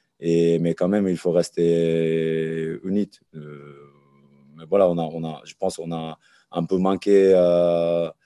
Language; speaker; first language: French; non-native, learner; Japanese